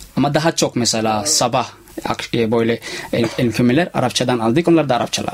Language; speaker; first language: Turkish; non-native, learner; Somali